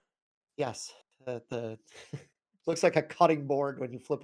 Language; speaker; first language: English; native; English